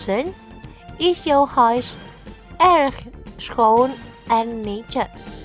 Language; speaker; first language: Dutch; non-native, learner; Indonesian